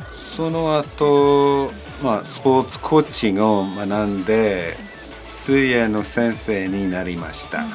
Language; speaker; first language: Japanese; non-native, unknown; English